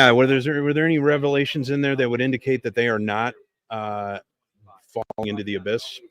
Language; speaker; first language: English; native; English